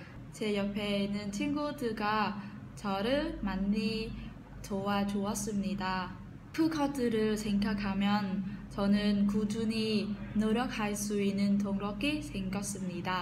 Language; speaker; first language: Korean; non-native, fluent; Vietnamese